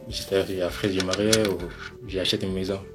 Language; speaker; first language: French; non-native, learner; Arabic